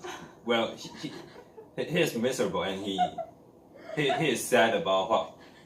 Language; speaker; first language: English; non-native, learner; Chinese